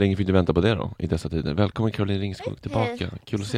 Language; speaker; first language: Swedish; native; Swedish